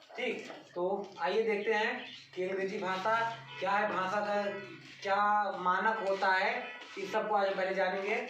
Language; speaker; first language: Hindi; native; Hindi